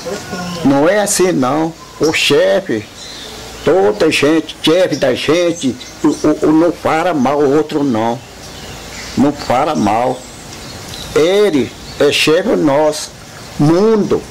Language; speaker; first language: Portuguese; non-native, local second language; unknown